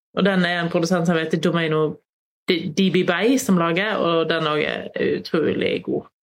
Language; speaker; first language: Norwegian; native; Norwegian